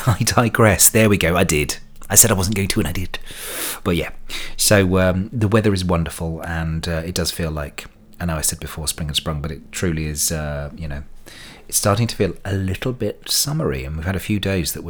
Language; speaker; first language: English; native; English